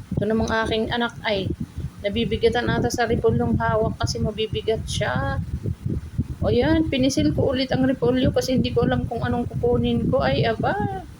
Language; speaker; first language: Filipino; non-native, local second language; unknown